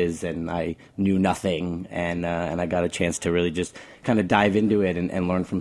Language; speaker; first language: English; native; English